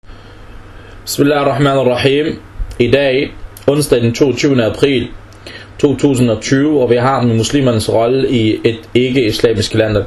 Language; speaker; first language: Danish; non-native, fluent; Arabic